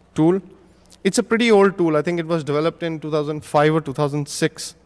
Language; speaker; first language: English; non-native, local second language; Hindi